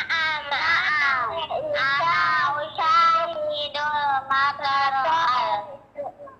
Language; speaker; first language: Arabic; non-native, learner; Indonesian